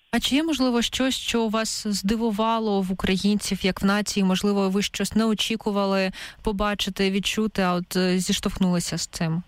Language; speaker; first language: Ukrainian; native; Ukrainian